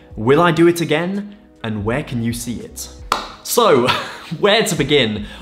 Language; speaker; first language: English; native; English